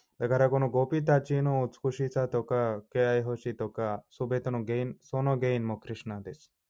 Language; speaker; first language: Japanese; non-native, fluent; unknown